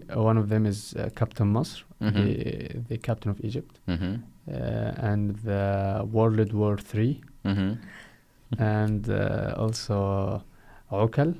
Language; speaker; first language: English; non-native, fluent; Arabic